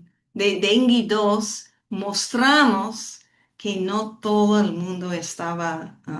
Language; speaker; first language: Spanish; non-native, fluent; English